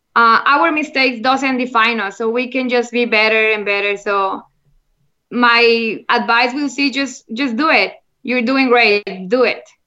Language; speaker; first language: English; non-native, learner; Spanish